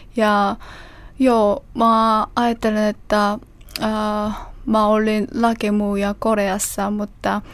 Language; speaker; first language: Finnish; non-native, fluent; Korean